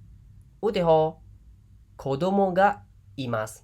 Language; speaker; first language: Japanese; non-native, fluent; Khmer